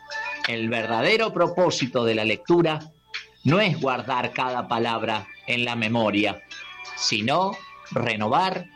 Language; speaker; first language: Spanish; native; Spanish